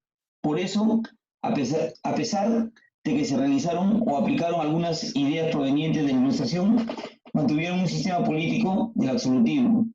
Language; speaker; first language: Spanish; native; Spanish